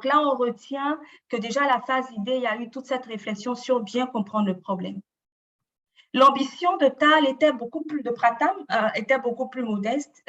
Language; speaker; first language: French; native; French